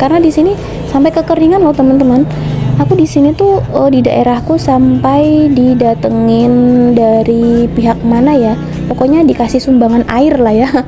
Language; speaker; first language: Indonesian; non-native, local second language; Javanese